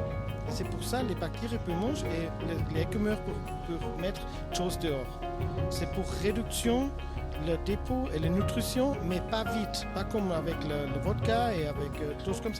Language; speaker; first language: French; non-native, learner; German